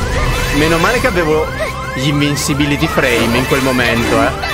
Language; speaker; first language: Italian; native; Italian